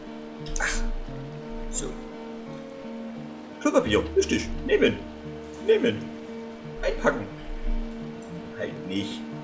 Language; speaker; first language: German; native; German